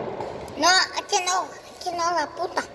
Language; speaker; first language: Spanish; early bilingual, heritage; Spanish